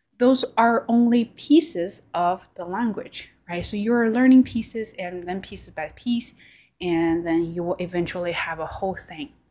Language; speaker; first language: English; non-native, fluent; Chinese